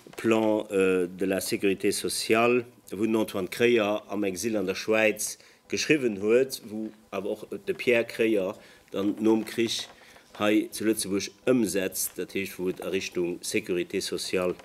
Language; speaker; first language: German; non-native, local second language; Luxembourgish